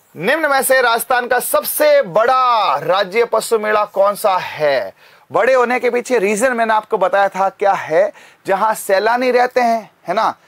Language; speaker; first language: Hindi; native; Hindi